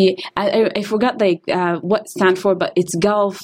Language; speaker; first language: English; non-native, fluent; Arabic